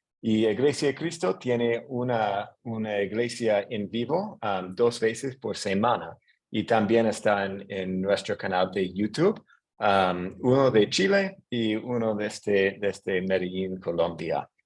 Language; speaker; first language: Spanish; non-native, fluent; English